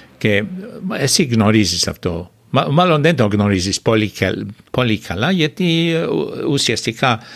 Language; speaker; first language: Greek; non-native, fluent; English